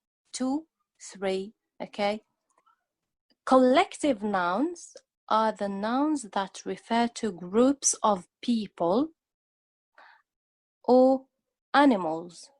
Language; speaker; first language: English; non-native, fluent; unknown